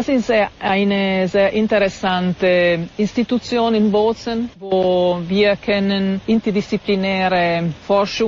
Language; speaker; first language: German; non-native, fluent; Italian